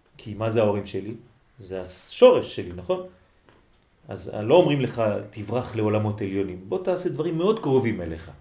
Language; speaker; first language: Hebrew; non-native, fluent; French